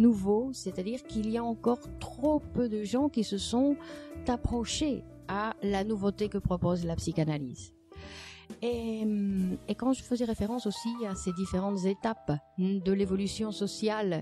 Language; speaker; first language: French; native; French